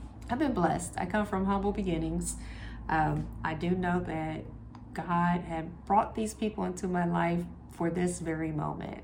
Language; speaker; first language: English; native; English